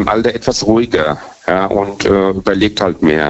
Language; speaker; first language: German; native; German